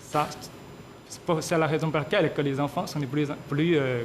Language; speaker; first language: French; non-native, fluent; Chinese